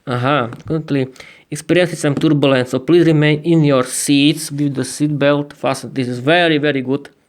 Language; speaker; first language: English; non-native, learner; Slovak